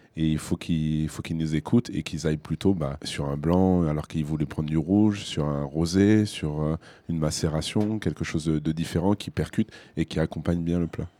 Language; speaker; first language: French; native; French